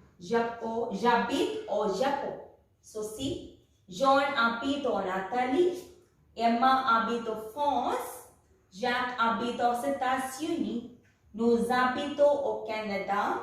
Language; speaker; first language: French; non-native, fluent; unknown